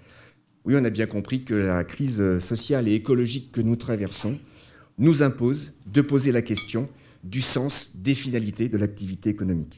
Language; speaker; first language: French; native; French